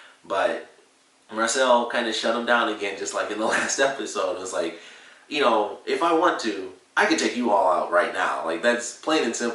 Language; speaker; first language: English; native; English